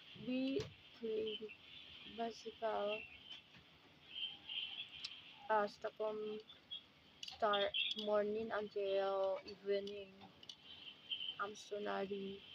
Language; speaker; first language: English; non-native, learner; Indonesian